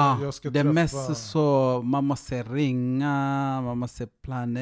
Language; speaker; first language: Swedish; non-native, fluent; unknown